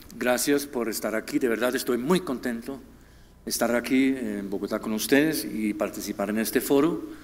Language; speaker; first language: Spanish; non-native, fluent; German